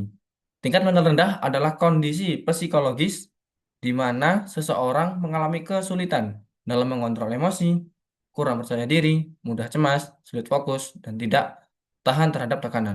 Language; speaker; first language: Indonesian; native; Indonesian